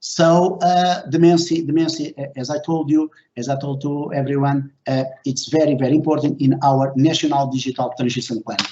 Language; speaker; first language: English; non-native, fluent; Portuguese